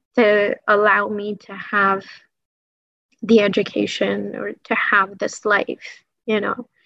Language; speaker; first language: English; early bilingual, other home language; Persian